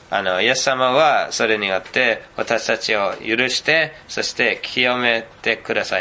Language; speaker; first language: Japanese; non-native, fluent; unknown